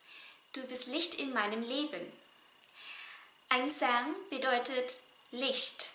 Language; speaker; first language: German; non-native, fluent; Vietnamese